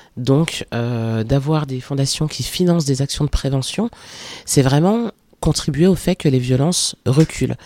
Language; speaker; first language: French; early bilingual, other home language; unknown